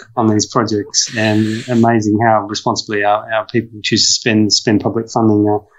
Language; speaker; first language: English; native; English